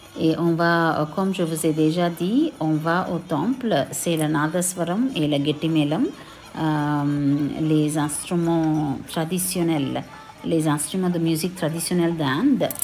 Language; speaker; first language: French; non-native, local second language; Tamil